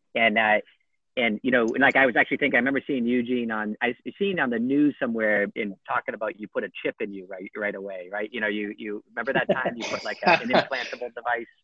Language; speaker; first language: English; native; English